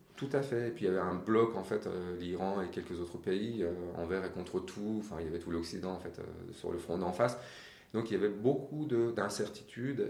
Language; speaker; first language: French; non-native, fluent; Persian